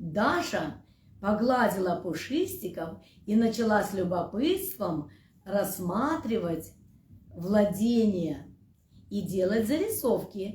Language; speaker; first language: Russian; native; Russian